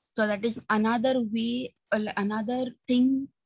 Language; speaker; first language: English; non-native, local second language; Marathi